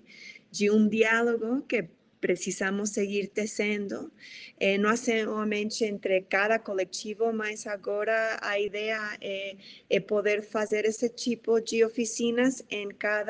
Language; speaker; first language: Portuguese; non-native, fluent; Spanish